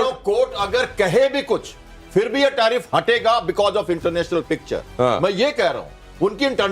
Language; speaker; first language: Hindi; native; Hindi